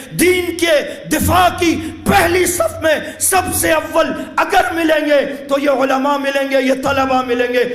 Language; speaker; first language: Urdu; native; Urdu